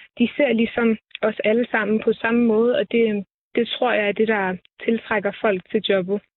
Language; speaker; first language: Danish; early bilingual, other home language; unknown